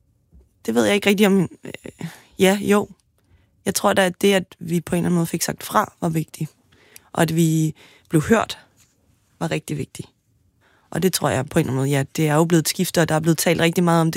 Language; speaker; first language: Danish; native; Danish